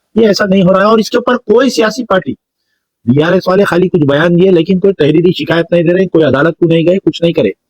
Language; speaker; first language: Hindi; non-native, local second language; Urdu